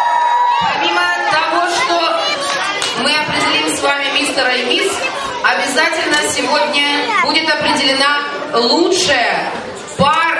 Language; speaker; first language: Russian; native; Russian